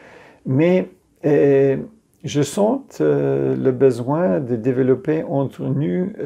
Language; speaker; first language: French; non-native, fluent; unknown